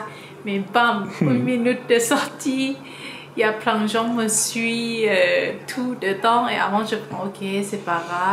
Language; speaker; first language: French; non-native, learner; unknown